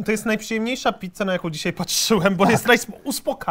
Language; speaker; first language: Polish; native; Polish